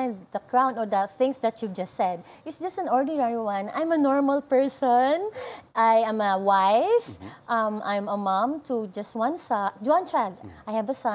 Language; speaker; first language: English; non-native, local second language; Filipino